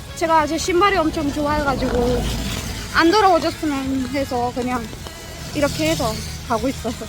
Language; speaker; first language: Korean; non-native, fluent; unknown